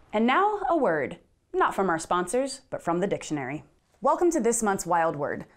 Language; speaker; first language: English; native; English